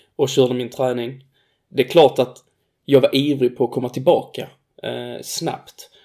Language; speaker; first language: Swedish; native; Swedish